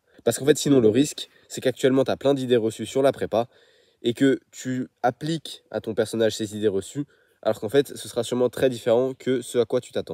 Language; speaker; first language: French; native; French